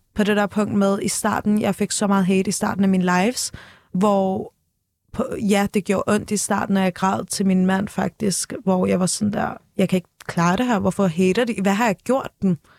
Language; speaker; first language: Danish; early bilingual, other home language; Turkish